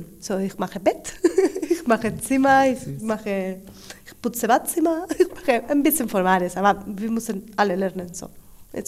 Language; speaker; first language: German; non-native, learner; Spanish